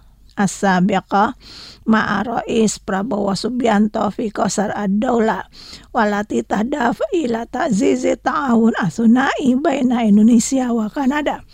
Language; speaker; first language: Arabic; non-native, learner; Indonesian